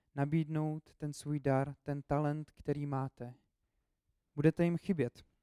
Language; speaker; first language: Czech; native; Czech